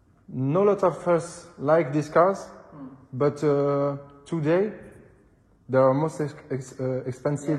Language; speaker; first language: English; non-native, learner; French